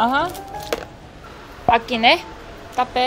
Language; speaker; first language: Portuguese; non-native, learner; Korean